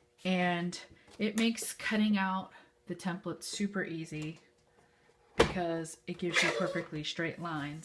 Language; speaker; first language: English; native; English